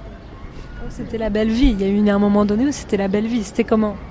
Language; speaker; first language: French; native; French